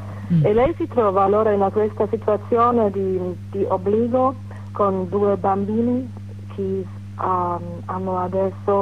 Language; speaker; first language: Italian; non-native, fluent; German